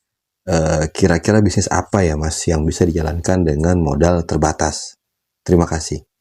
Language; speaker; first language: Indonesian; native; Indonesian